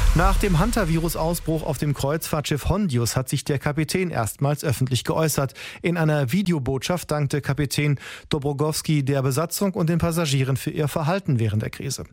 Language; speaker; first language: German; native; German